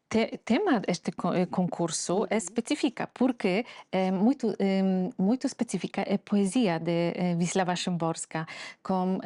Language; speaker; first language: Portuguese; non-native, fluent; Polish